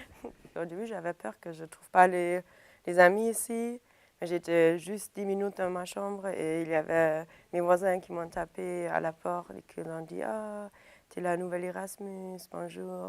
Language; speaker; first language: French; non-native, fluent; German